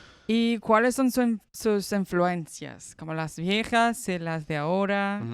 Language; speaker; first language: Spanish; non-native, fluent; Portuguese